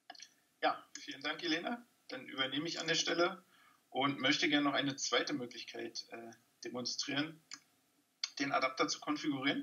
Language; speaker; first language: German; native; German